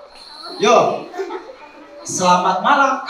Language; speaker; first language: Indonesian; native; Indonesian